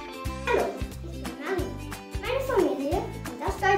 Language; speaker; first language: German; early bilingual, heritage; German